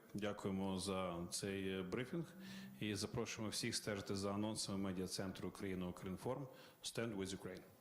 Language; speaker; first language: Ukrainian; native; Ukrainian